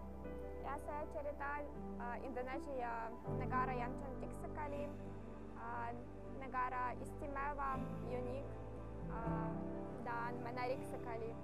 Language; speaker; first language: Indonesian; non-native, learner; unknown